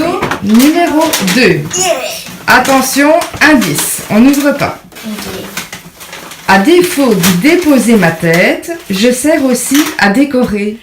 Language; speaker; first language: French; native; French